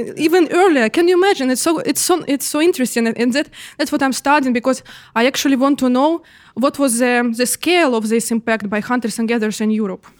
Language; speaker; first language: English; non-native, fluent; Russian